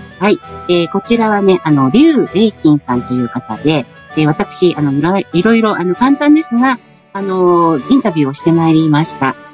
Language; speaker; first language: Japanese; native; Japanese